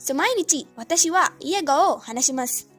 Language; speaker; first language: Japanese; non-native, fluent; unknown